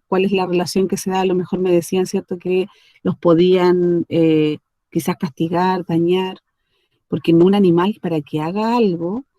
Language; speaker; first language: Spanish; native; Spanish